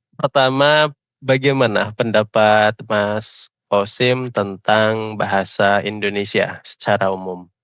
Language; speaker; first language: Indonesian; native; Indonesian